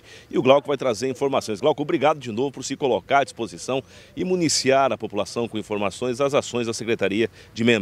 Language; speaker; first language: Portuguese; native; Portuguese